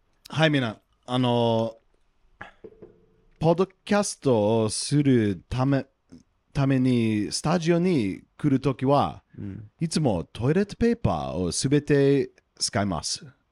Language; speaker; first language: Japanese; non-native, learner; English